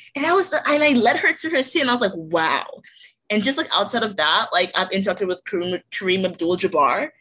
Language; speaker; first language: English; native; English